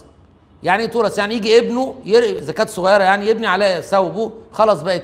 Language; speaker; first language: Arabic; native; Arabic